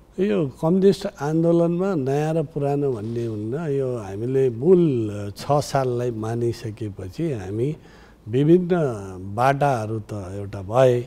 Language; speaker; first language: Nepali; native; Nepali